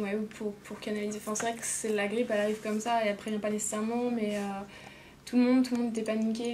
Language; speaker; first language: French; native; French